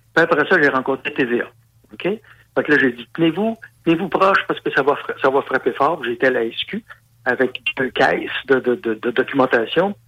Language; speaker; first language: French; native; French